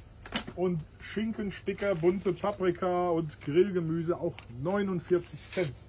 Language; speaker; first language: German; native; German